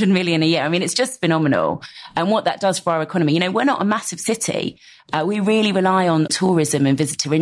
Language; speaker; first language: English; native; English